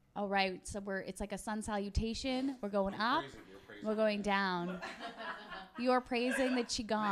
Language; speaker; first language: English; native; English